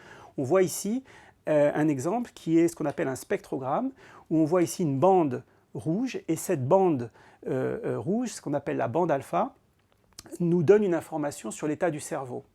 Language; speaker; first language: French; native; French